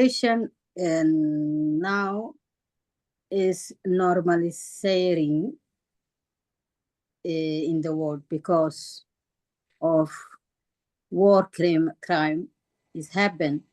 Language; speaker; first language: English; non-native, learner; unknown